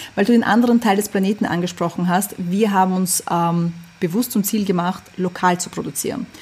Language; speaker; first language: German; early bilingual, other home language; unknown